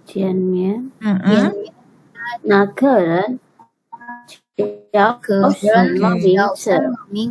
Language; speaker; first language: Chinese; non-native, learner; Indonesian